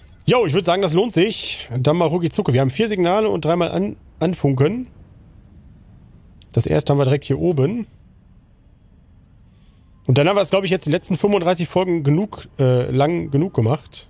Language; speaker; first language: German; native; German